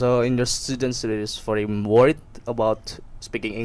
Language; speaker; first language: English; non-native, learner; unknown